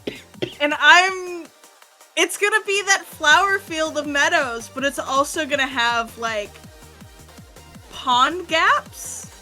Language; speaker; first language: English; native; English